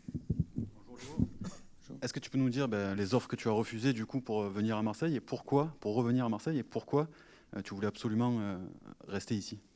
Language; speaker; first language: French; native; French